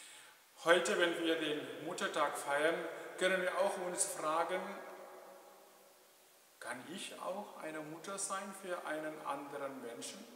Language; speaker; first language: German; non-native, fluent; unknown